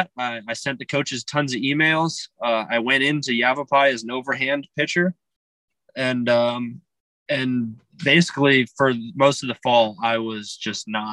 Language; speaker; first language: English; native; English